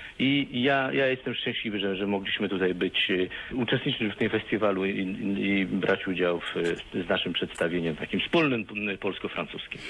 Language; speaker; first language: Polish; native; Polish